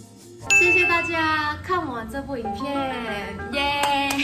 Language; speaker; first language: Chinese; non-native, fluent; Indonesian